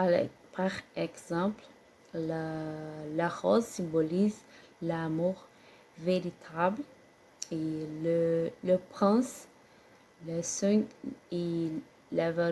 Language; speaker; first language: French; non-native, learner; Portuguese